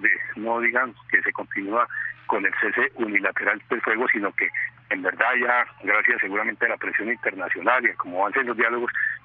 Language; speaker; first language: Spanish; native; Spanish